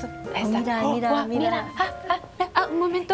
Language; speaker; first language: Spanish; non-native, learner; French